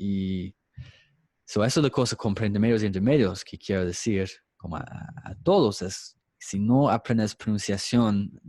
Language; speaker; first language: Spanish; non-native, fluent; English